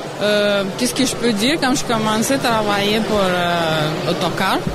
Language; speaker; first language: French; non-native, learner; Russian